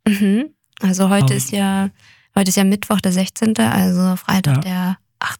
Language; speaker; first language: German; native; German